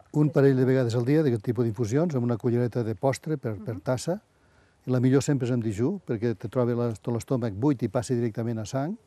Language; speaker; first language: Catalan; native; Catalan